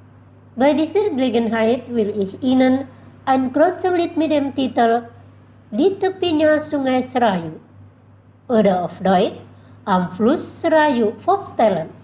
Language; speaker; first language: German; non-native, fluent; Indonesian